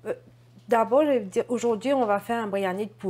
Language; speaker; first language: French; non-native, local second language; Morisyen